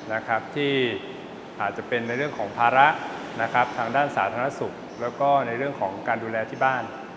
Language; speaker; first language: Thai; native; Thai